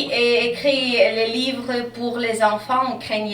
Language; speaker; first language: French; non-native, learner; Ukrainian